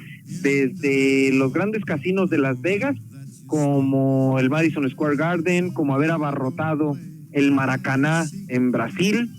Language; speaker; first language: Spanish; native; Spanish